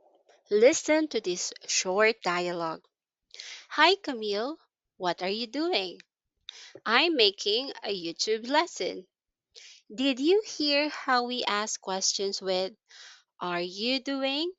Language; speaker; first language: English; non-native, local second language; Filipino